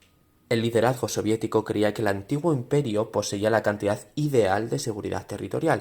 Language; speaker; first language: Spanish; native; Spanish